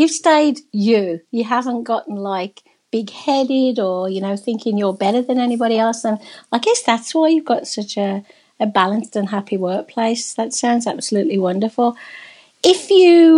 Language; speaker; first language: English; native; English